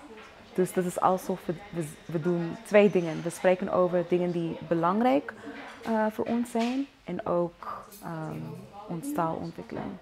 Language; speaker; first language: Dutch; non-native, fluent; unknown